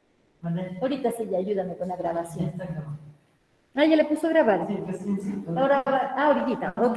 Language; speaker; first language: Spanish; native; Spanish